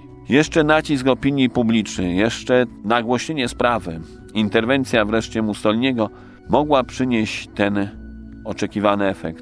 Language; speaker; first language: Polish; native; Polish